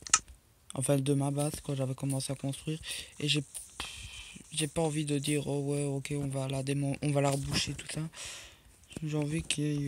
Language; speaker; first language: French; native; French